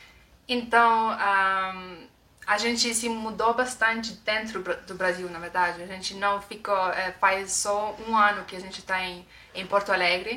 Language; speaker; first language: Portuguese; non-native, fluent; Estonian